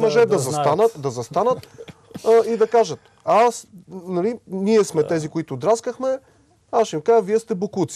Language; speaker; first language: Bulgarian; native; Bulgarian